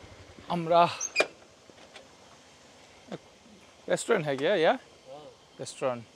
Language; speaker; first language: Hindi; non-native, learner; Bangla